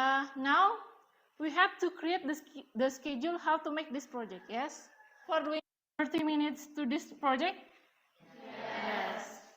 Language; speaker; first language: English; non-native, learner; Indonesian